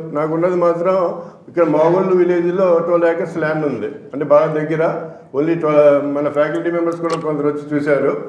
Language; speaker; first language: Telugu; native; Telugu